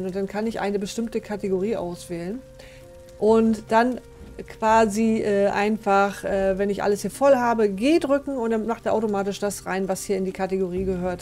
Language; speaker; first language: German; native; German